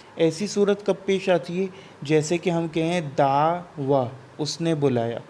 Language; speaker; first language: Urdu; native; Urdu